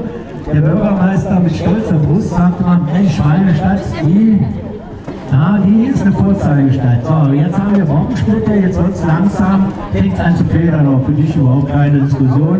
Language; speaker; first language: German; native; German